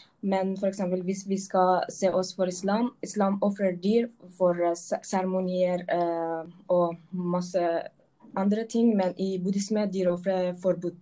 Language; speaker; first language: Norwegian; non-native, local second language; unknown